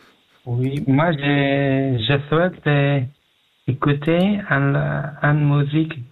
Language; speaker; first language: French; non-native, learner; Pashto